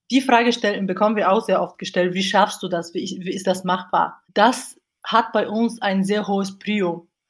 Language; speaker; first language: German; non-native, fluent; Bulgarian